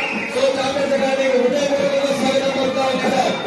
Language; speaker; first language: Telugu; native; Telugu